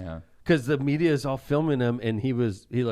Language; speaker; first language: English; native; English